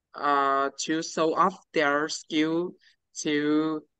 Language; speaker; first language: English; non-native, learner; Vietnamese